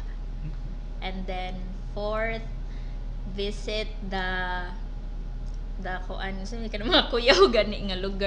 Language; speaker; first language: English; non-native, local second language; Cebuano